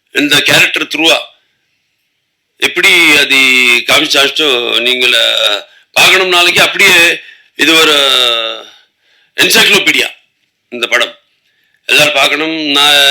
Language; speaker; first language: Tamil; non-native, local second language; Telugu